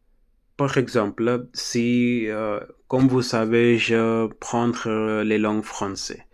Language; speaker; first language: French; non-native, learner; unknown